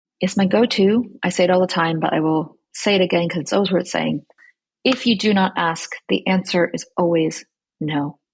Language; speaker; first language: English; early bilingual, other home language; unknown